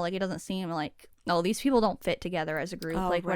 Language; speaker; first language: English; native; English